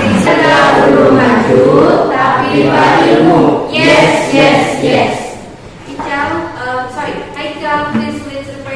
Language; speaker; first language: English; non-native, fluent; Indonesian